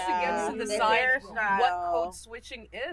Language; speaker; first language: English; native; English